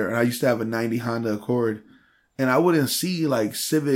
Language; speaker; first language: English; early bilingual, other home language; Spanish